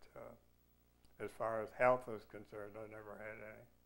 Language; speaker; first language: English; native; English